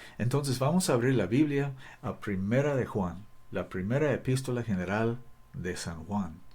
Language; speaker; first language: Spanish; non-native, fluent; English